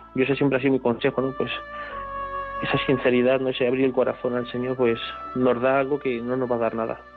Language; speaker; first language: Spanish; native; Spanish